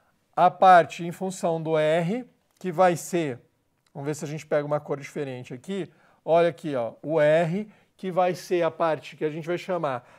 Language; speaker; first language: Portuguese; native; Portuguese